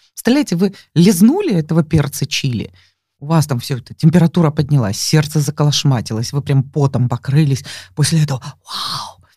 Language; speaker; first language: Russian; native; Russian